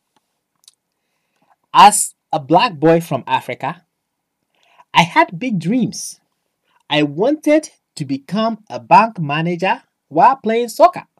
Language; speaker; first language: English; non-native, local second language; Ewe